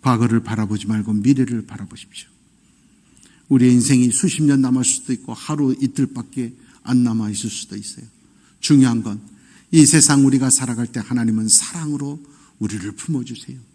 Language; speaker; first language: Korean; native; Korean